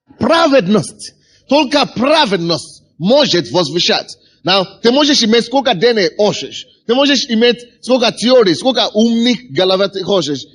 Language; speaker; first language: Russian; non-native, fluent; Yoruba